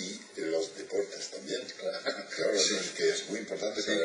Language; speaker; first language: Spanish; non-native, fluent; French